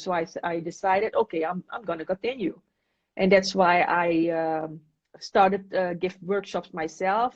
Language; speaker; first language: English; non-native, fluent; Dutch